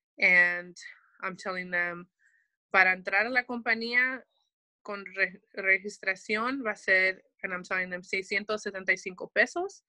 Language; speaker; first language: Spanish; early bilingual, heritage; English